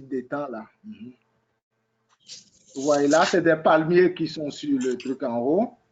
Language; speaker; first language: French; native; French